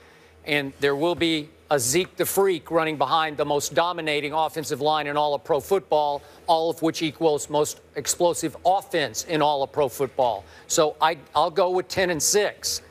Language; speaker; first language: English; native; English